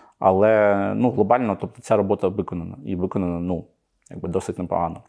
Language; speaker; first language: Ukrainian; native; Ukrainian